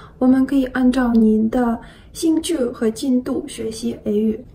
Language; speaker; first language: Chinese; non-native, fluent; Russian